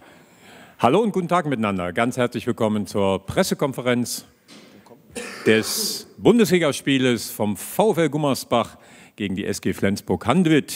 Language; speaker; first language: German; native; German